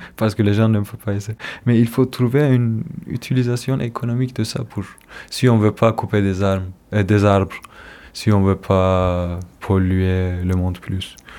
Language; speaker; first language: French; non-native, fluent; Kurdish